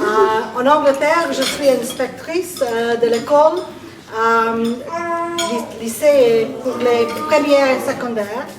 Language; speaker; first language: French; non-native, fluent; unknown